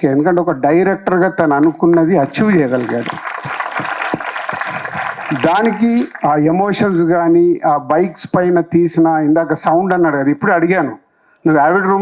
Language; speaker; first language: Telugu; native; Telugu